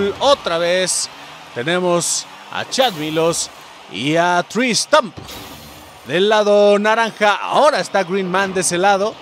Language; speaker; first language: Spanish; native; Spanish